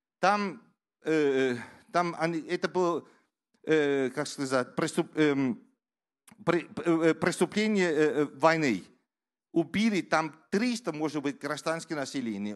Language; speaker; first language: Russian; non-native, learner; Danish